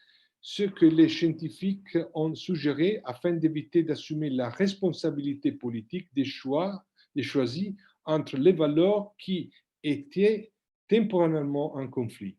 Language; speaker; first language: French; non-native, fluent; Italian